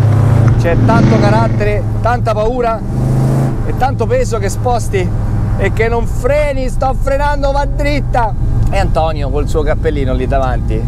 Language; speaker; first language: Italian; native; Italian